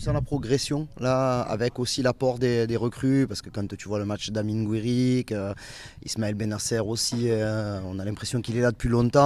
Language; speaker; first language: French; native; French